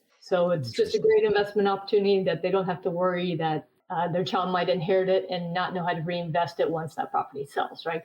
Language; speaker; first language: English; native; English